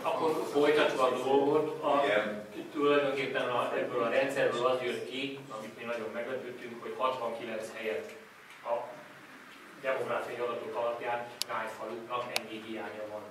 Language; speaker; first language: Hungarian; native; Hungarian